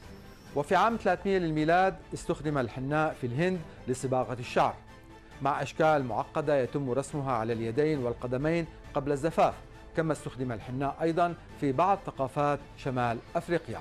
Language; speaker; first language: Arabic; native; Arabic